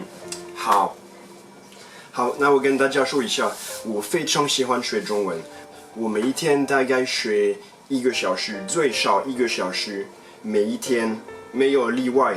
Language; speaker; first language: Chinese; non-native, fluent; French